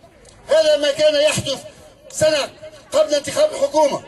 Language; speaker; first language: Arabic; native; Arabic